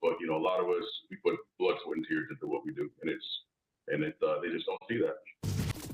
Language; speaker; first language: English; native; English